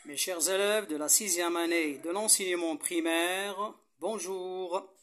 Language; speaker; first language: French; non-native, local second language; Arabic